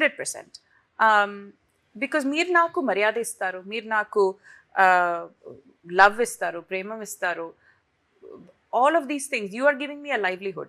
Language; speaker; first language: Telugu; non-native, fluent; Tamil